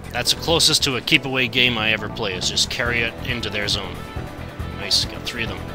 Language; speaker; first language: English; native; English